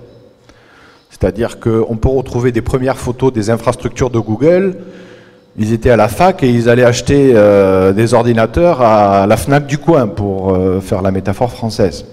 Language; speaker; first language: French; native; French